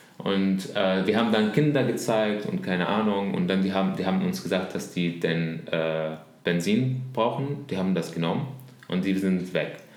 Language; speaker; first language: German; non-native, learner; Arabic